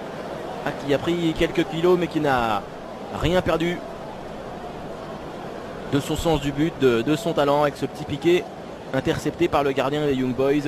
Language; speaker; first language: French; native; French